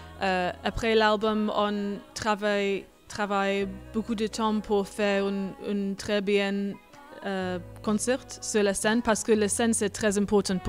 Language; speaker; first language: French; non-native, learner; English